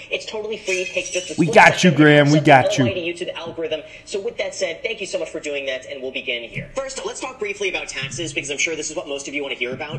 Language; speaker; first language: English; native; English